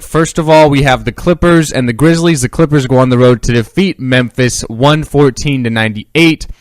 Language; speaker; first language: English; native; English